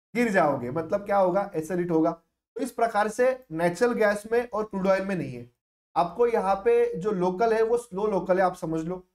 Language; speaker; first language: Hindi; non-native, local second language; Marathi